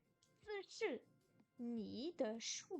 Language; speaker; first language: Chinese; non-native, learner; French